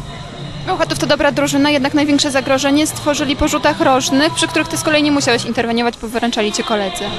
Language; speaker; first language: Polish; native; Polish